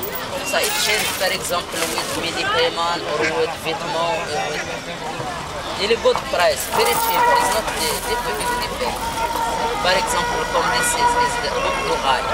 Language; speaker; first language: English; non-native, learner; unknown